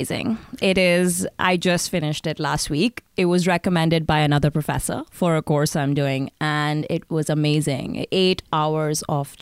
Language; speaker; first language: English; non-native, local second language; Urdu